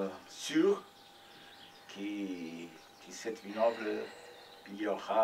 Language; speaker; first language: French; non-native, learner; Portuguese